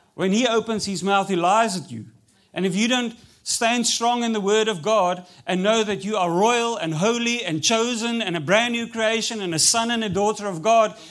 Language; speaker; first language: English; non-native, fluent; Afrikaans